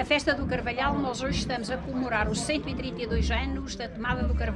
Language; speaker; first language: Portuguese; native; Portuguese